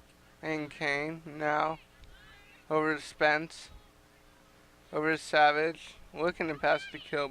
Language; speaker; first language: English; native; English